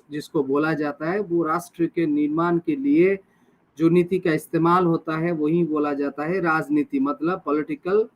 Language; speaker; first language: Hindi; non-native, local second language; Bangla